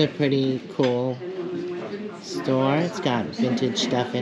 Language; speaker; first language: English; native; English